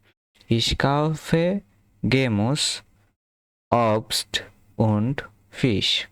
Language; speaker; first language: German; non-native, fluent; Bangla